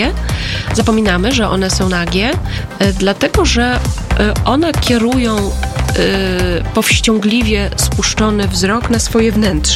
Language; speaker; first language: Polish; native; Polish